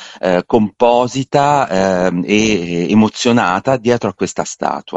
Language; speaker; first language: Italian; native; Italian